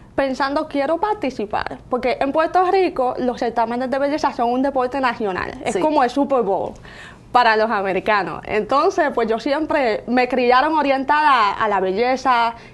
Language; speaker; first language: Spanish; native; Spanish